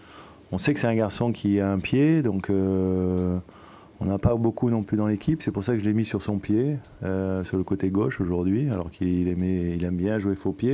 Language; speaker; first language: French; native; French